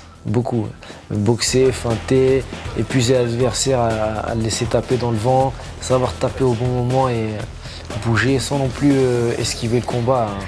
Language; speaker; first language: French; early bilingual, other home language; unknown